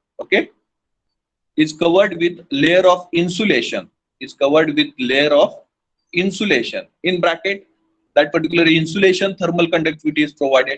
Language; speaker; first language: English; non-native, local second language; Hindi